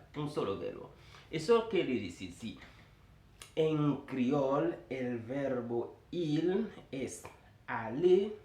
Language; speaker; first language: Spanish; non-native, fluent; Haitian Creole